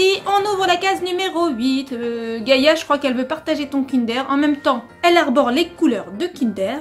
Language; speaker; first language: French; native; French